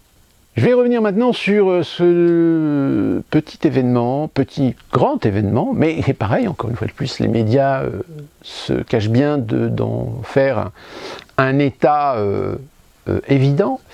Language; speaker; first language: French; native; French